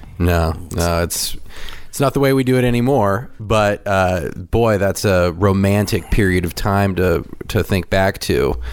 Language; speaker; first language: English; native; English